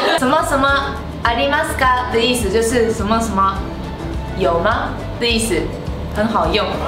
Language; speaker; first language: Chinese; non-native, fluent; Japanese